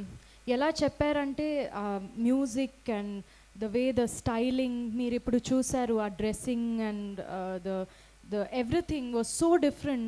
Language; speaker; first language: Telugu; non-native, local second language; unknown